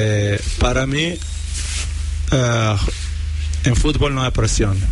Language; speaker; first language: Spanish; non-native, fluent; Portuguese